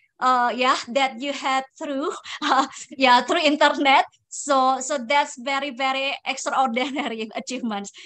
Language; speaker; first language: English; non-native, fluent; Indonesian